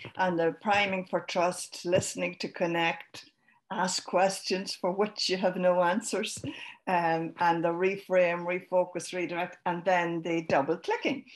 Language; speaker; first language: English; native; English